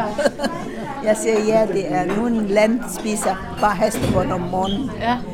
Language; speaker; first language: Danish; non-native, fluent; Arabic